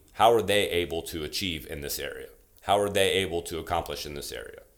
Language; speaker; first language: English; native; English